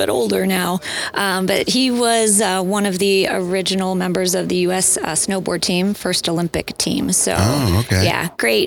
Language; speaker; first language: English; native; English